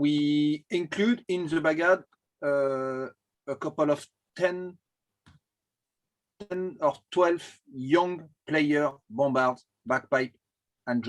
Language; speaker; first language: English; non-native, learner; French